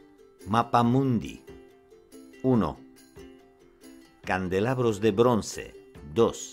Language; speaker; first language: Spanish; non-native, fluent; Russian